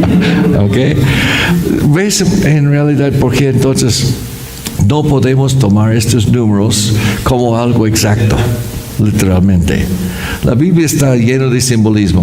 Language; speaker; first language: Spanish; non-native, fluent; English